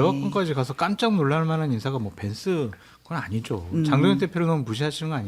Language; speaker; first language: Korean; native; Korean